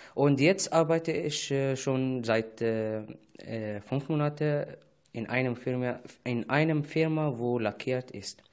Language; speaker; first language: German; non-native, fluent; Arabic